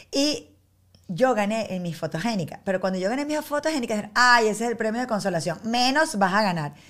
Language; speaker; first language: Spanish; native; Spanish